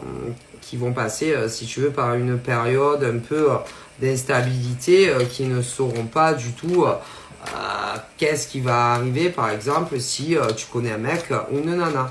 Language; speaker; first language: French; native; French